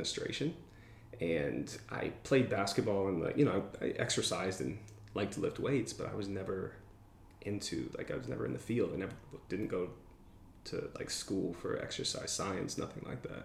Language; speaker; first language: English; native; English